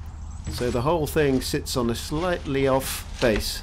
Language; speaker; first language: English; native; English